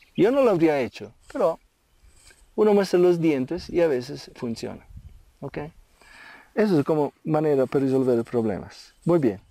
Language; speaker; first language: Spanish; non-native, fluent; Italian